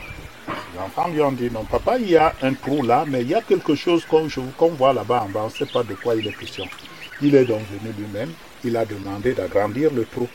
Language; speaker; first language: French; non-native, local second language; Basaa